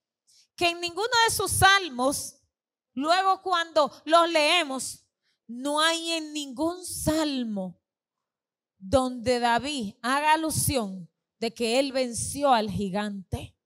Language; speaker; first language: Spanish; native; Spanish